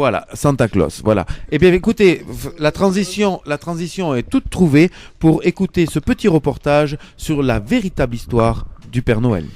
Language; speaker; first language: French; native; French